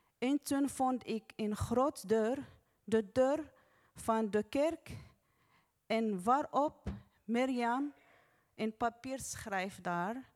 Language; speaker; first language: Dutch; non-native, learner; Arabic